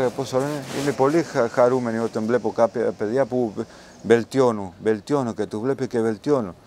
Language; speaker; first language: Greek; non-native, learner; Spanish